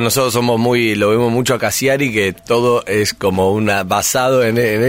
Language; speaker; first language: Spanish; native; Spanish